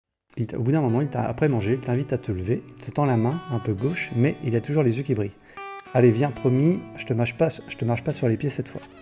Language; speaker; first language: French; native; French